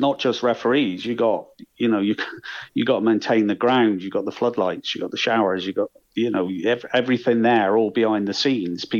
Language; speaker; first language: English; native; English